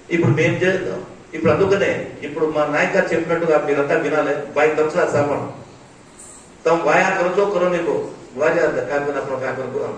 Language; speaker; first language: Telugu; non-native, local second language; Lambadi